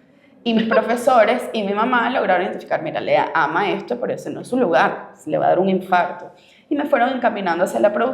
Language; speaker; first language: Spanish; native; Spanish